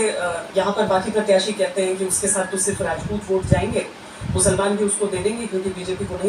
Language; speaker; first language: Hindi; native; Hindi